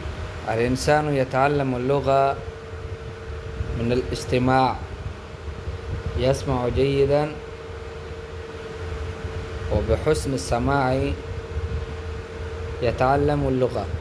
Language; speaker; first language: Arabic; non-native, fluent; Urdu